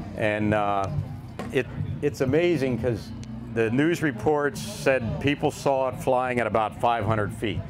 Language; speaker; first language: English; native; English